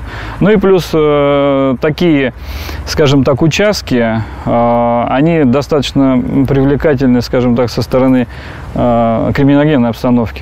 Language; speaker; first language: Russian; native; Russian